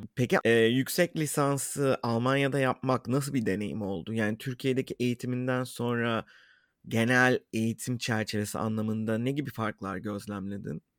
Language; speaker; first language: Turkish; native; Turkish